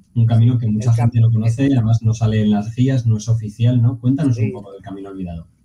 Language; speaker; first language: Spanish; native; Spanish